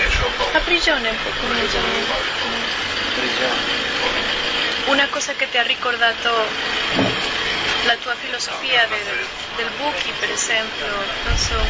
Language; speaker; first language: Italian; non-native, learner; Spanish